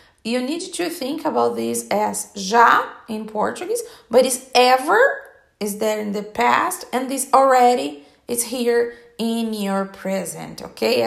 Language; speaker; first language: English; non-native, learner; Portuguese